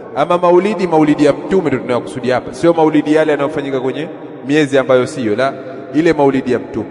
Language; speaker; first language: Swahili; native; Swahili